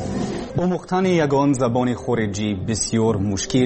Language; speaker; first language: Persian; non-native, learner; English